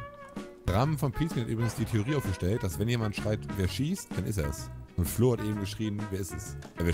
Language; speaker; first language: German; native; German